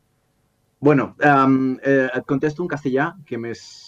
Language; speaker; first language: Catalan; non-native, local second language; Spanish